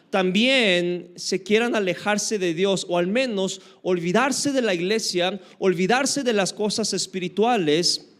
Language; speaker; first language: Spanish; native; Spanish